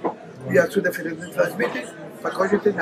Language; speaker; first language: Russian; non-native, learner; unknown